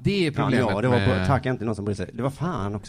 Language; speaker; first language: Swedish; native; Swedish